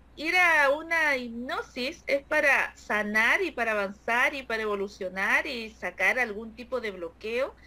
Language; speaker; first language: Spanish; native; Spanish